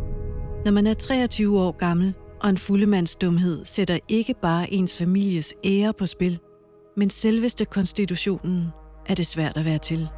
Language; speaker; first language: Danish; native; Danish